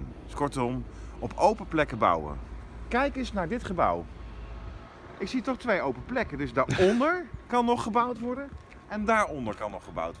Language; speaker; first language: Dutch; native; Dutch